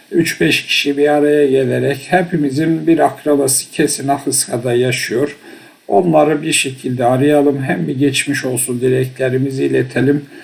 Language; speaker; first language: Turkish; early bilingual, heritage; Turkish